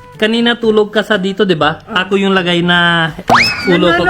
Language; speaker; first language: Filipino; non-native, fluent; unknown